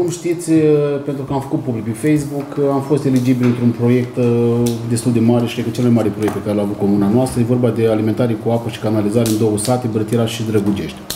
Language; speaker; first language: Romanian; native; Romanian